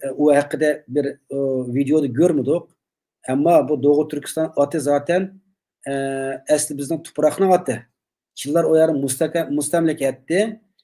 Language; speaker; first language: Turkish; non-native, learner; Uyghur